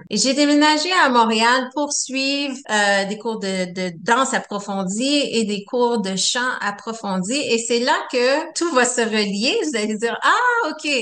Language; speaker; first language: French; native; French